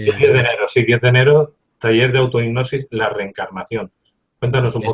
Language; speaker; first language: Spanish; native; Spanish